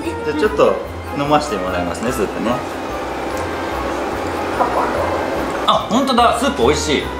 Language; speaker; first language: Japanese; native; Japanese